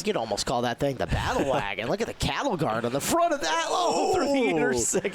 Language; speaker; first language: English; native; English